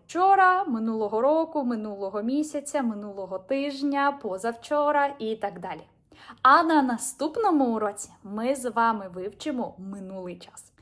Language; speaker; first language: Ukrainian; native; Ukrainian